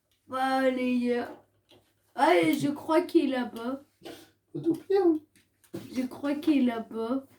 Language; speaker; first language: French; native; French